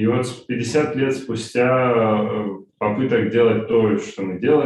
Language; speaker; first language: Russian; native; Russian